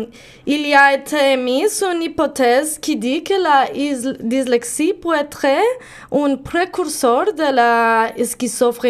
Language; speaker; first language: French; non-native, learner; Spanish